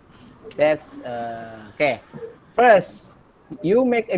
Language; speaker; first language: English; non-native, learner; Indonesian